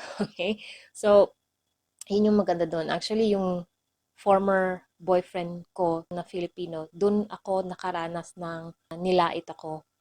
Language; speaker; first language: Filipino; non-native, local second language; Cebuano